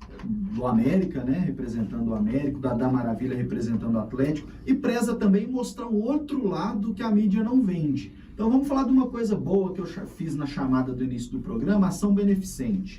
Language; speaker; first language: Portuguese; native; Portuguese